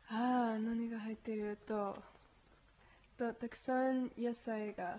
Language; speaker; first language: Japanese; non-native, learner; Spanish